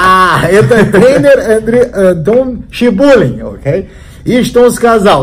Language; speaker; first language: Russian; non-native, learner; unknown